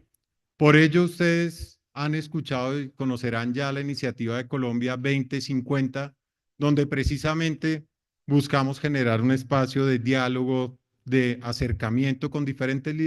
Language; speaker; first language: Spanish; native; Spanish